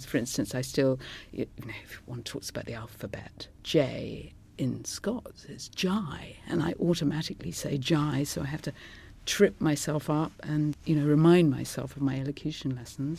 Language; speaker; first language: English; non-native, local second language; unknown